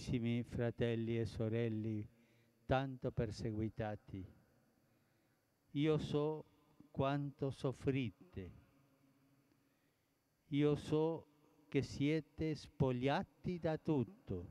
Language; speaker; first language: Italian; non-native, fluent; Spanish